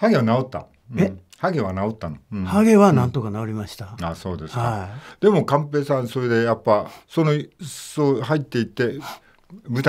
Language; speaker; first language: Japanese; native; Japanese